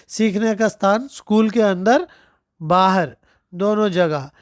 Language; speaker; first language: Hindi; non-native, local second language; Telugu